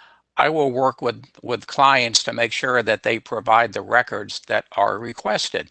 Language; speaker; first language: English; native; English